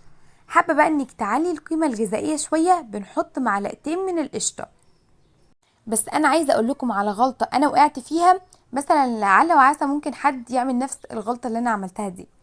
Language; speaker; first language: Arabic; native; Arabic